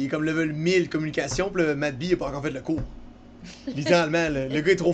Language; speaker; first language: French; native; French